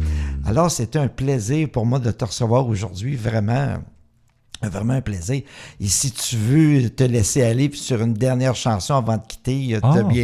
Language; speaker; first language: French; native; French